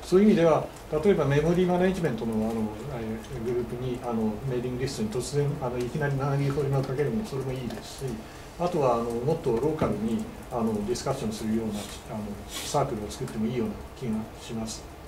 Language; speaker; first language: Japanese; native; Japanese